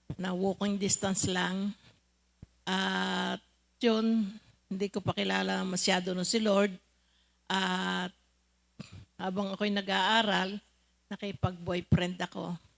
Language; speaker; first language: Filipino; native; Filipino